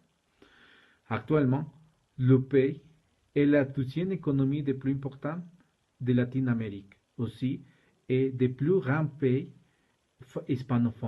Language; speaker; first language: French; non-native, learner; Spanish